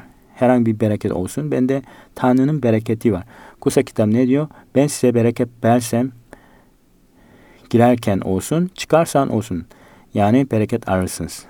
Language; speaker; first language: Turkish; non-native, fluent; Korean